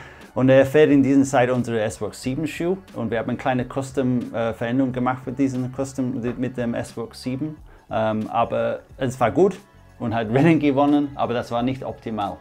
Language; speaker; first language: German; non-native, fluent; English